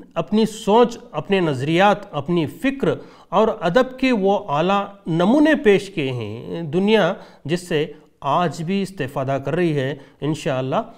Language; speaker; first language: Urdu; native; Urdu